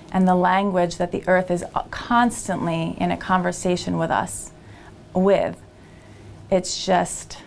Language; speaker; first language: English; native; English